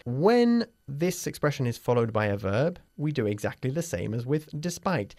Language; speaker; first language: English; native; English